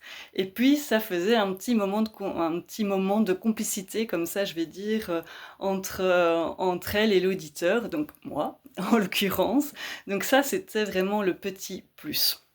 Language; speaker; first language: French; native; French